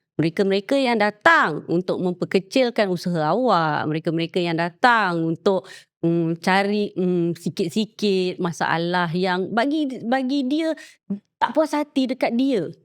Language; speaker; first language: Malay; native; Malay